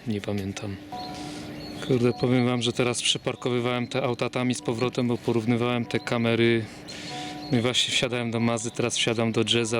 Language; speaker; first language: Polish; native; Polish